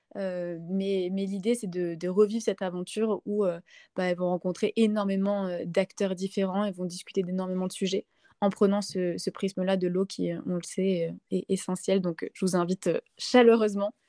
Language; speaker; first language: French; native; French